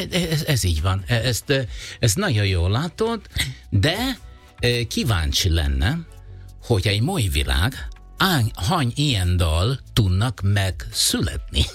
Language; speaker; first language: Hungarian; non-native, fluent; Italian